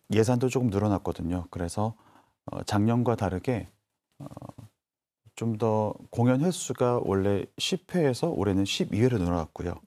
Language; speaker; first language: Korean; native; Korean